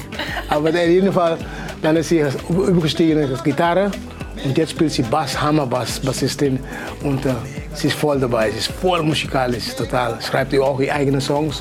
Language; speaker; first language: German; non-native, fluent; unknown